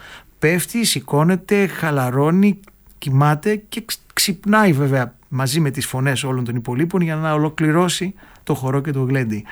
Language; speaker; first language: Greek; native; Greek